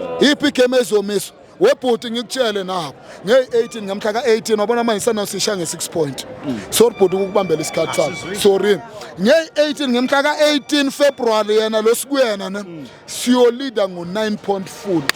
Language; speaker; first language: Zulu; native; Zulu